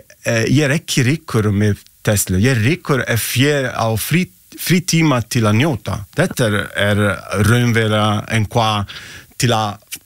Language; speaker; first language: Icelandic; non-native, learner; Italian